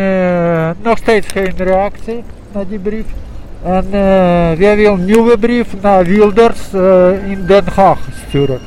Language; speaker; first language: Dutch; non-native, learner; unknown